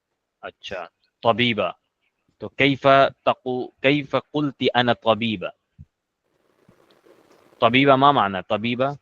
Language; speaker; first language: Arabic; non-native, fluent; Urdu